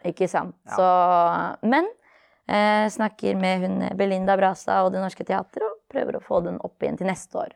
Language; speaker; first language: Norwegian; early bilingual, other home language; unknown